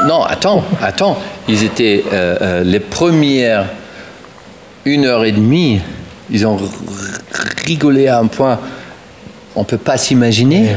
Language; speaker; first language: French; non-native, fluent; German